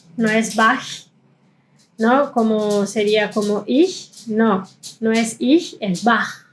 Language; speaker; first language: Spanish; non-native, fluent; German